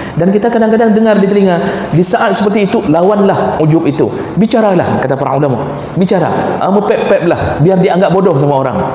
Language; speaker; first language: Malay; non-native, local second language; Achinese